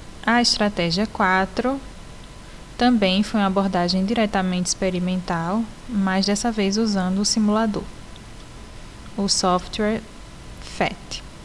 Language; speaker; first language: Portuguese; native; Portuguese